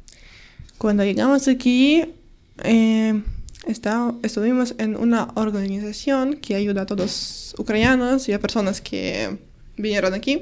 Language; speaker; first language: Spanish; non-native, learner; Ukrainian